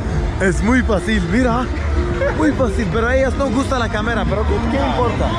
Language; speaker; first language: Spanish; non-native, learner; Portuguese